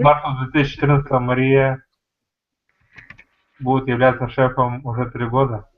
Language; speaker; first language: Russian; non-native, learner; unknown